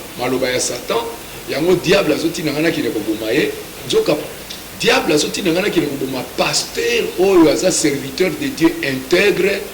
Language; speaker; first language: Lingala; native; Lingala